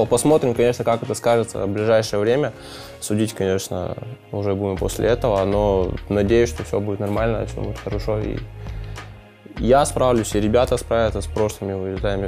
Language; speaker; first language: Russian; native; Russian